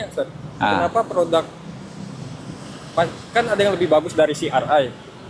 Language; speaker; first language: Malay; non-native, local second language; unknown